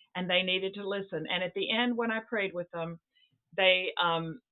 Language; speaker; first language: English; native; English